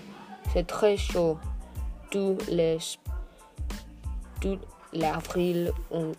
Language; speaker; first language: French; non-native, learner; English